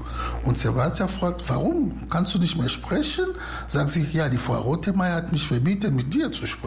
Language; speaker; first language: German; non-native, learner; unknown